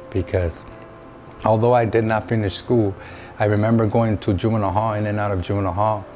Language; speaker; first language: English; native; English